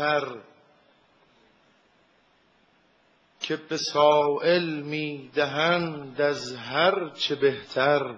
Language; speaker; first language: Persian; native; Persian